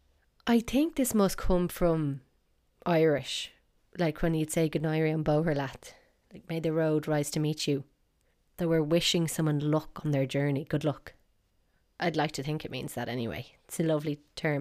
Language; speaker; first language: English; native; English